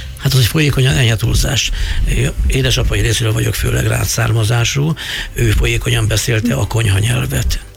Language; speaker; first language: Hungarian; native; Hungarian